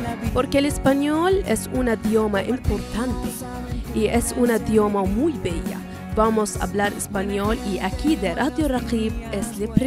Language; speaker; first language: Spanish; non-native, fluent; Arabic